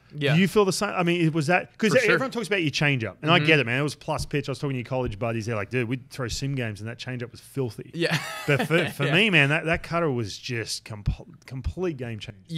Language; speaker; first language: English; native; English